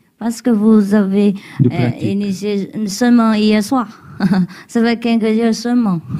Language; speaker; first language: French; non-native, learner; Vietnamese